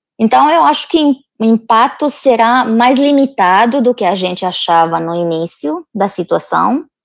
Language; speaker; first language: Portuguese; non-native, fluent; Romanian